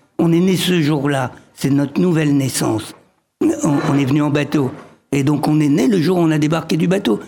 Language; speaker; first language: French; early bilingual, other home language; Arabic